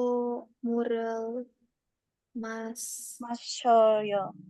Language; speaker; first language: Korean; non-native, learner; Indonesian